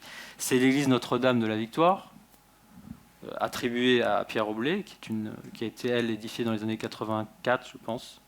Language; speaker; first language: French; native; French